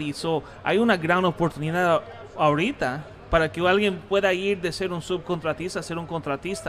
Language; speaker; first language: Spanish; early bilingual, heritage; Spanish